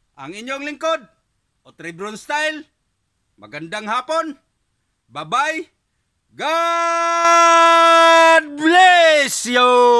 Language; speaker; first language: Filipino; non-native, local second language; Cebuano